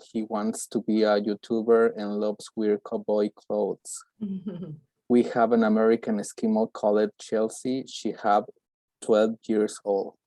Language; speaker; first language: English; non-native, learner; Spanish